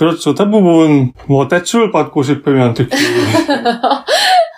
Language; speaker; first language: Korean; non-native, fluent; Hungarian